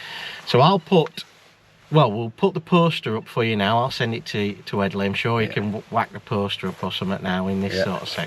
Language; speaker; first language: English; native; English